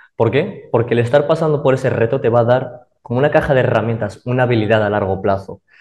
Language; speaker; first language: Spanish; early bilingual, other home language; Arabic